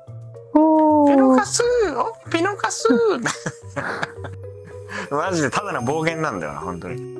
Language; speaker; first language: Japanese; native; Japanese